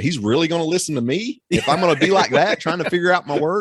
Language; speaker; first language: English; native; English